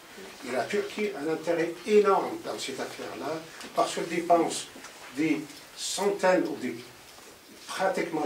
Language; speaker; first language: French; non-native, fluent; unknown